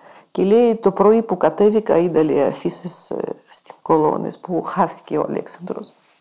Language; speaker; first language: Greek; non-native, fluent; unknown